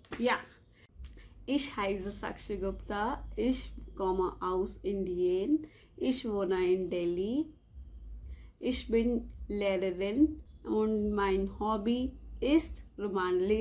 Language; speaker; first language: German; non-native, fluent; Hindi